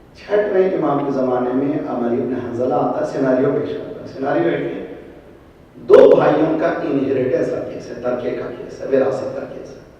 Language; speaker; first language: Urdu; native; Urdu